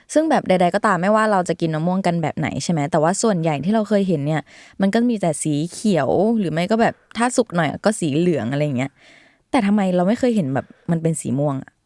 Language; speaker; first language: Thai; native; Thai